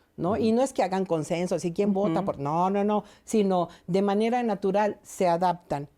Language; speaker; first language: Spanish; native; Spanish